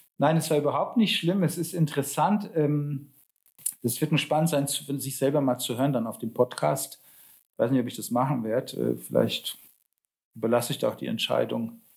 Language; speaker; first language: German; early bilingual, other home language; Polish